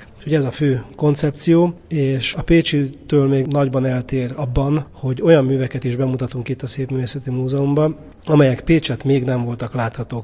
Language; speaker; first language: Hungarian; native; Hungarian